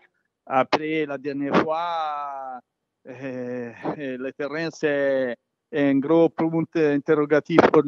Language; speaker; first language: French; non-native, learner; Italian